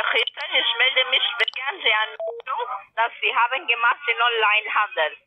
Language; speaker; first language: German; non-native, learner; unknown